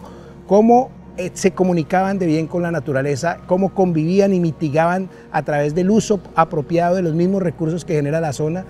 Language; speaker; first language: Spanish; native; Spanish